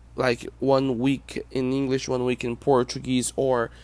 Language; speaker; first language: English; non-native, fluent; Portuguese